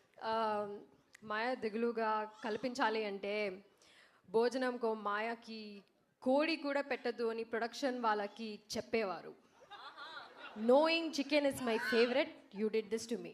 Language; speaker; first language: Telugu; non-native, learner; Malayalam